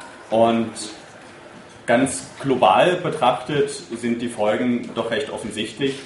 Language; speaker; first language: German; native; German